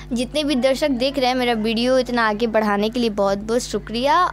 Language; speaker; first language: Hindi; non-native, local second language; Bhojpuri